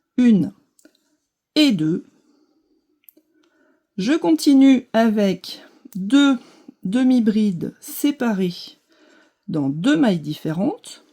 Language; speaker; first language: French; native; French